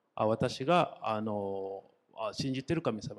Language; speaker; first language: Japanese; non-native, fluent; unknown